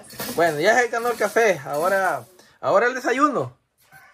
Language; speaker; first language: Spanish; native; Spanish